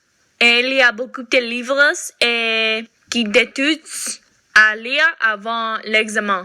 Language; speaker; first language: French; non-native, learner; English